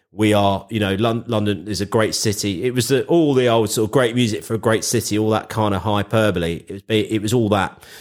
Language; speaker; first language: English; native; English